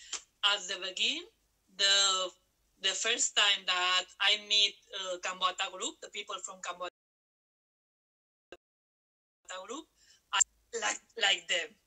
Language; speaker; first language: English; non-native, learner; Spanish